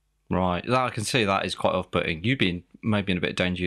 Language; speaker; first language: English; native; English